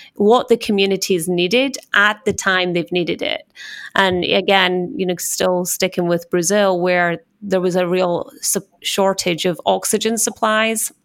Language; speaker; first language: English; native; English